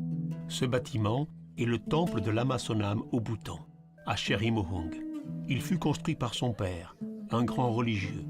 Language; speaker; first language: French; native; French